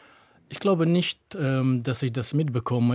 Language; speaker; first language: German; native; German